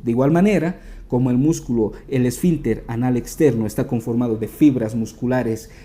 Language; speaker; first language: Spanish; native; Spanish